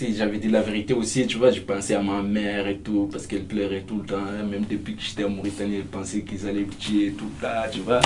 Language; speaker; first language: French; non-native, local second language; Fula